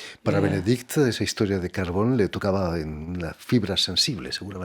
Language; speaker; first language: Spanish; native; Spanish